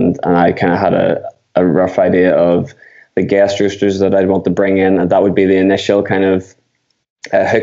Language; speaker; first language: English; native; English